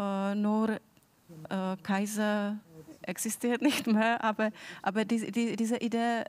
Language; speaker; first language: German; non-native, fluent; Czech